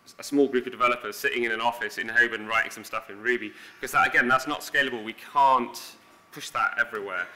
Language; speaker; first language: English; native; English